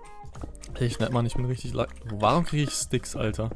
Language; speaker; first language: German; native; German